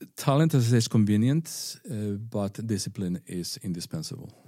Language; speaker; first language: English; non-native, fluent; Spanish